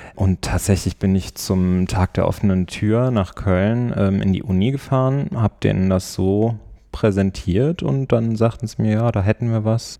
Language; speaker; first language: German; native; German